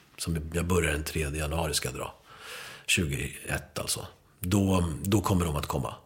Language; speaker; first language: Swedish; early bilingual, other home language; Spanish